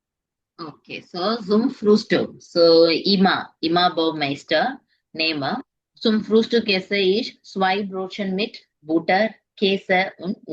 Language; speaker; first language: German; non-native, fluent; Tamil